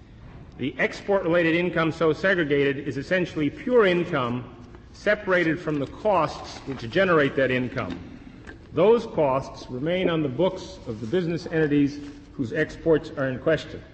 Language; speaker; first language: English; native; English